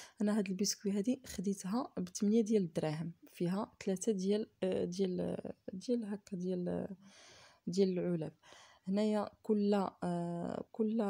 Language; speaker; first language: Arabic; native; Arabic